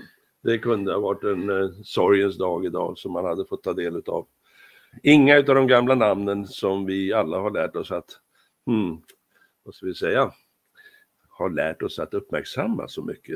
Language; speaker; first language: Swedish; native; Swedish